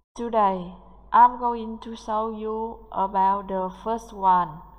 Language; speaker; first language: English; non-native, learner; Vietnamese